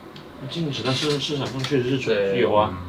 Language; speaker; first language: Chinese; native; Chinese